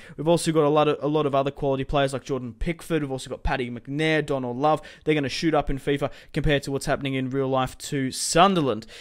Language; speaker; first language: English; native; English